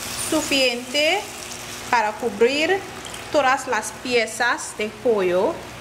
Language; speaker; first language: Spanish; non-native, learner; English